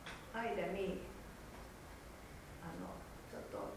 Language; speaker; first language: Japanese; non-native, fluent; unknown